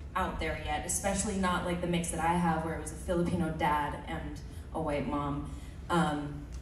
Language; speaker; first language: English; early bilingual, other home language; Filipino